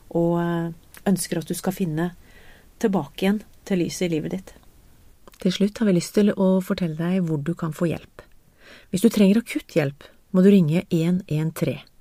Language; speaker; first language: Norwegian; native; Norwegian